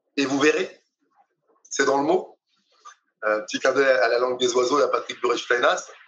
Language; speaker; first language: French; native; French